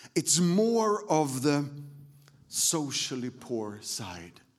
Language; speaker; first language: English; non-native, fluent; Swedish